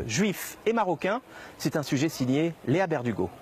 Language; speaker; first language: French; native; French